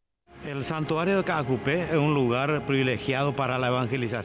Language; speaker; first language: Spanish; native; Spanish